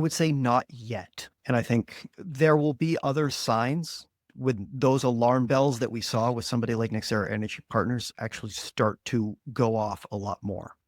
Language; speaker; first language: English; native; English